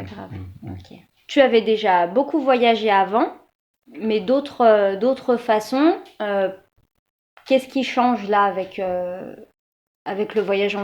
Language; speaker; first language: French; native; French